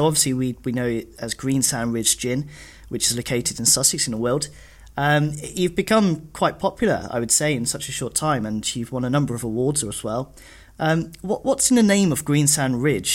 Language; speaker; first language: English; native; English